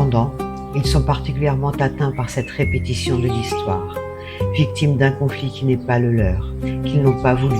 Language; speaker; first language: French; native; French